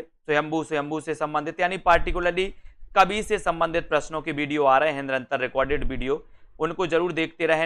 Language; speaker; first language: Hindi; native; Hindi